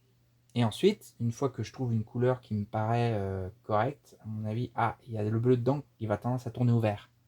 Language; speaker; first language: French; native; French